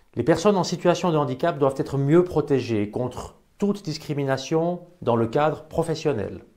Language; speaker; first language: French; native; French